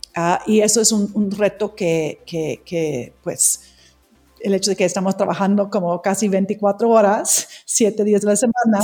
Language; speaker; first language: Spanish; non-native, fluent; English